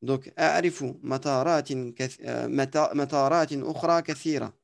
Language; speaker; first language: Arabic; non-native, fluent; French